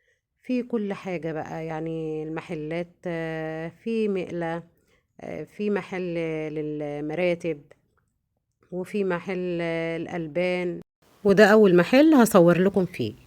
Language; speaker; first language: Arabic; native; Arabic